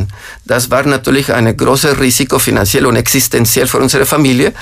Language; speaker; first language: German; non-native, fluent; Spanish